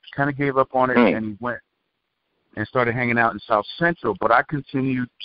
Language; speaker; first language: English; native; English